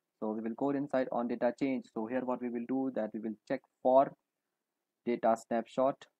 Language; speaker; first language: English; non-native, local second language; Hindi